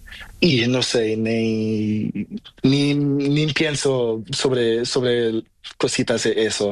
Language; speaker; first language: Spanish; non-native, learner; Portuguese